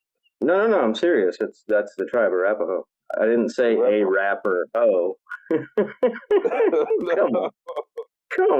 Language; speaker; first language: English; native; English